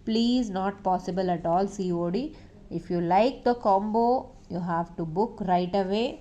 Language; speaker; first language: English; non-native, local second language; Telugu